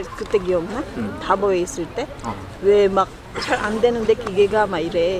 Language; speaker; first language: Korean; non-native, fluent; Filipino